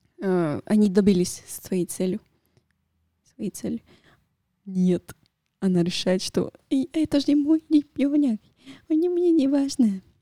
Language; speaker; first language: Russian; non-native, fluent; Spanish